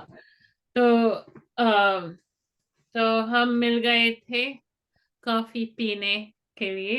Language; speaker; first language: Hindi; non-native, fluent; English